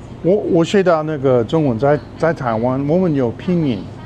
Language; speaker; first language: Chinese; non-native, fluent; English